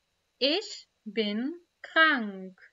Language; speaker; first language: German; non-native, fluent; Urdu